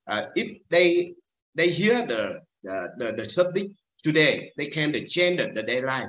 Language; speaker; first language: English; non-native, learner; Vietnamese